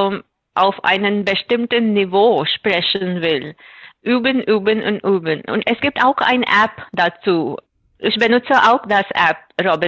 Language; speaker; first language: German; non-native, fluent; Marathi